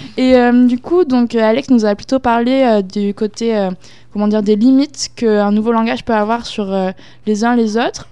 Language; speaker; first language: French; native; French